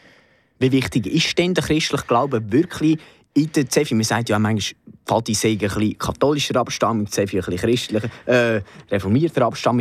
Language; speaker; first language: German; native; German